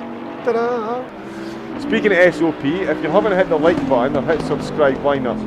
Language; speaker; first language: English; native; English